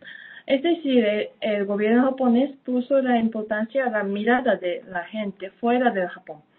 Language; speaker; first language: Spanish; non-native, fluent; Japanese